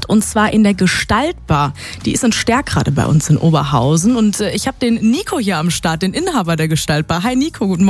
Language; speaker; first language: German; native; German